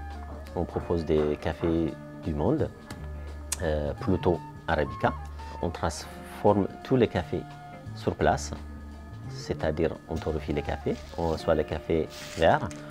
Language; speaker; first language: French; non-native, fluent; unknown